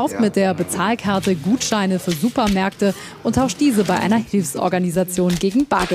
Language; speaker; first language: German; native; German